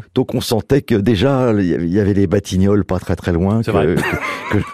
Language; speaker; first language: French; native; French